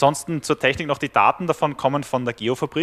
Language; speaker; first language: German; native; German